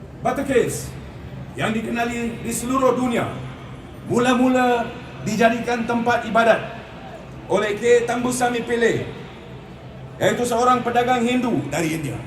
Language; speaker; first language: Malay; non-native, local second language; Punjabi